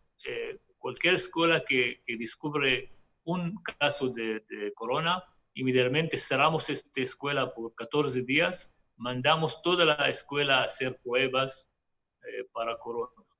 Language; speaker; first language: Spanish; non-native, fluent; Hebrew